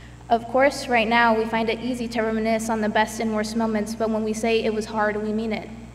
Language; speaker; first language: English; early bilingual, other home language; Spanish